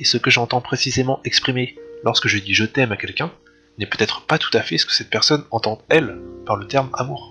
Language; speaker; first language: French; native; French